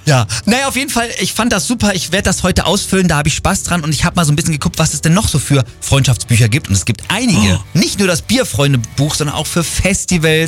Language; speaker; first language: German; native; German